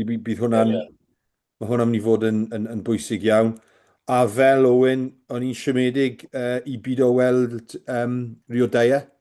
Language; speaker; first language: Welsh; native; Welsh